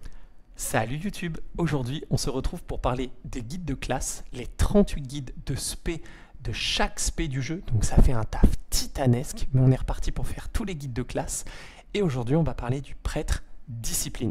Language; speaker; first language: French; native; French